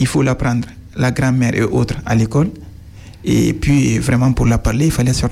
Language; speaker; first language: French; non-native, fluent; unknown